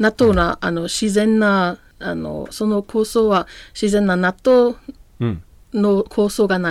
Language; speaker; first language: Japanese; non-native, learner; German